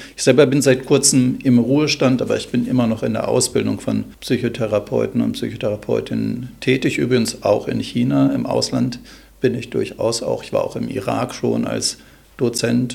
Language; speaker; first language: German; native; German